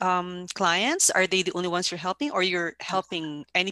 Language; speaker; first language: English; non-native, local second language; Filipino